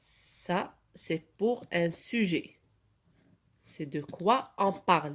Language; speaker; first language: French; non-native, local second language; Arabic